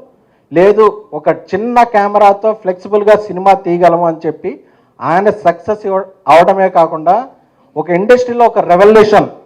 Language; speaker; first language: Telugu; native; Telugu